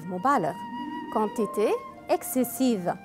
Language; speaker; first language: French; non-native, fluent; Arabic